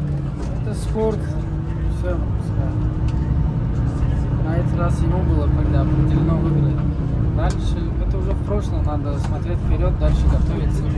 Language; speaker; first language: Russian; non-native, local second language; Tajik